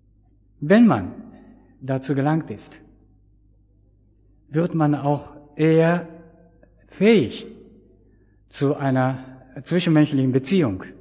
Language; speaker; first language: German; non-native, fluent; Japanese